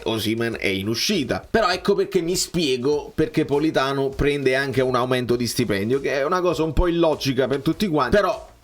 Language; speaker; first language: Italian; native; Italian